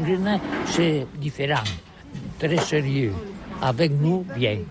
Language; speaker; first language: French; non-native, learner; Catalan